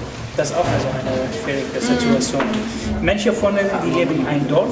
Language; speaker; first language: German; non-native, learner; Arabic